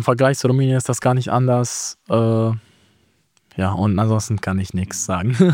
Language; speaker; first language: German; non-native, fluent; Romanian